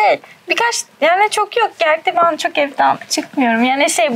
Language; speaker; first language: Turkish; early bilingual, heritage; Turkish